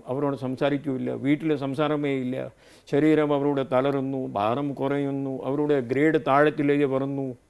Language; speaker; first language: Malayalam; non-native, fluent; Hindi